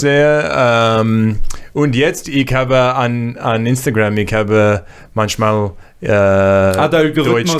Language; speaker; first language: German; non-native, learner; English